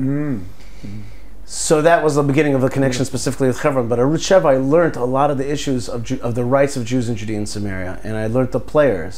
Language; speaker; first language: English; early bilingual, other home language; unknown